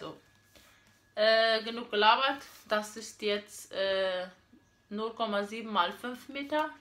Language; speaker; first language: German; non-native, fluent; Portuguese